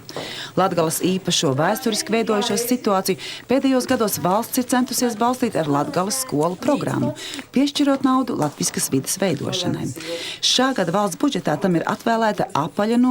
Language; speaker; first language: Latvian; native; Latvian